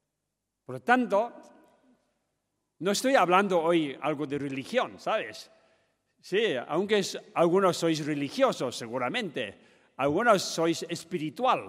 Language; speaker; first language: Spanish; non-native, learner; Tibetan